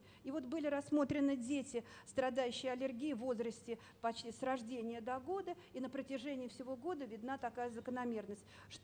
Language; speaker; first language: Russian; native; Russian